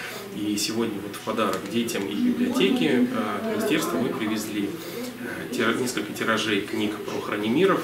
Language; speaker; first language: Russian; native; Russian